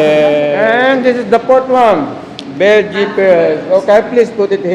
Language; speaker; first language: English; non-native, local second language; Filipino